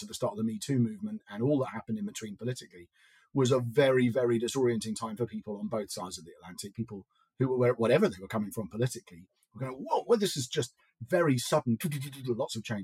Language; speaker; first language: English; native; English